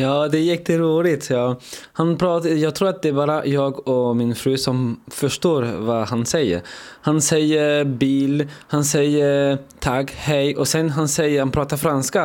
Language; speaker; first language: Swedish; early bilingual, heritage; French